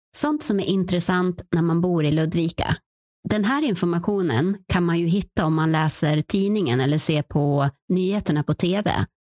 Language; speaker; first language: Swedish; native; Swedish